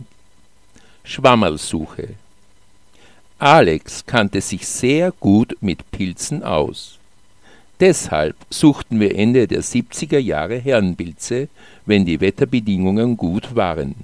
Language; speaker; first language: German; native; German